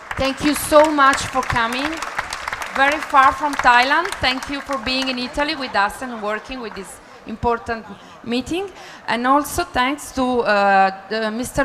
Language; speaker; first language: English; non-native, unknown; Italian